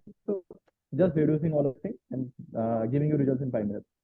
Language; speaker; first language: English; non-native, local second language; Hindi